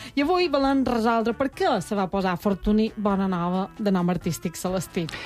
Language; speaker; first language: Catalan; native; Catalan